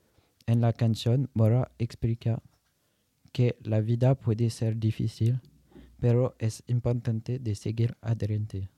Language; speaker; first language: Spanish; non-native, learner; French